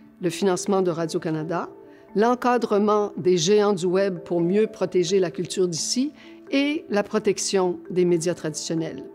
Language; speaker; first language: French; native; French